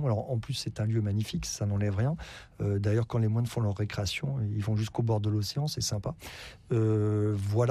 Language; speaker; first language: French; native; French